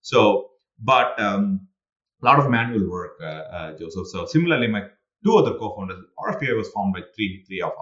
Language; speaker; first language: English; non-native, local second language; Tamil